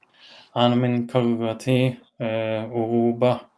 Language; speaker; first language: Arabic; non-native, learner; Norwegian